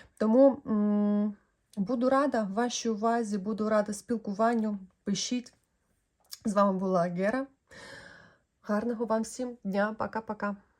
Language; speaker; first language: Ukrainian; non-native, local second language; Russian